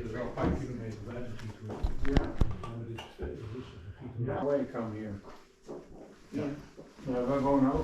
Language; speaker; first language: Dutch; native; Dutch